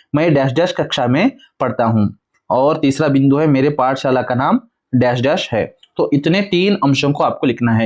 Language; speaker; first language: Hindi; non-native, local second language; Kannada